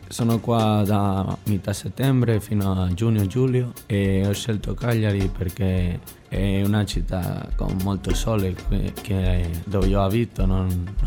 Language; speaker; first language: Italian; non-native, learner; Spanish